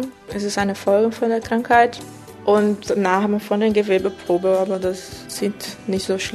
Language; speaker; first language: German; non-native, fluent; Portuguese